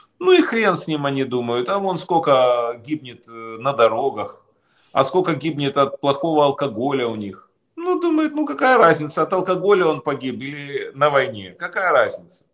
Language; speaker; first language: Russian; native; Russian